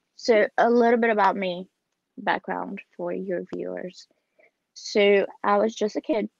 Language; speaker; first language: English; non-native, fluent; Portuguese